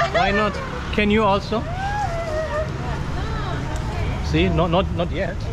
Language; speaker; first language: English; non-native, fluent; German